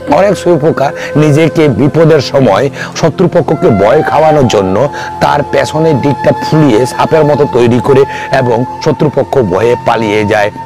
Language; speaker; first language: Bangla; non-native, local second language; Kok Borok